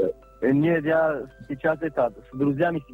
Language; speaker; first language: Russian; non-native, local second language; Tajik